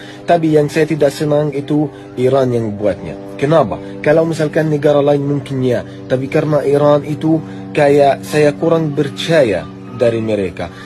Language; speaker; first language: Indonesian; non-native, fluent; Arabic